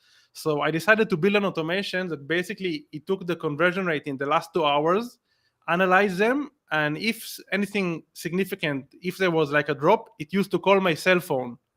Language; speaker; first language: English; non-native, fluent; Hebrew